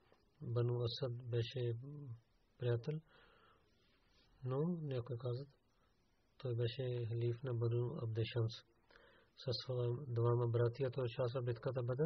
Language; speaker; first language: Bulgarian; non-native, learner; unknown